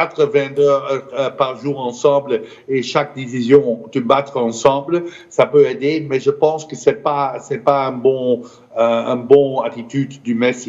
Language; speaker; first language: French; non-native, fluent; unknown